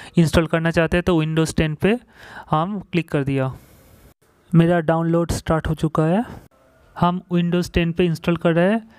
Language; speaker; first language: Hindi; non-native, local second language; Bangla